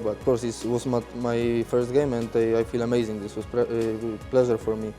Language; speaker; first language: English; non-native, fluent; Polish